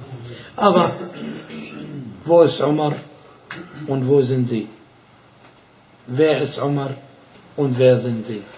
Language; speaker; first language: German; non-native, fluent; Arabic